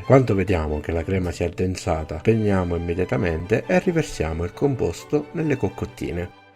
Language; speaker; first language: Italian; native; Italian